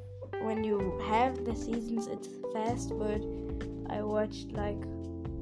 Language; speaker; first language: English; non-native, fluent; German